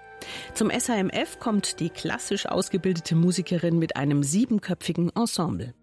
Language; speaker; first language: German; native; German